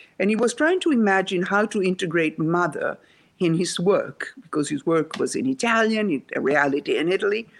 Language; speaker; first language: English; non-native, fluent; Italian